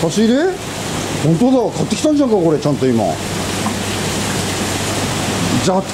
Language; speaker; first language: Japanese; native; Japanese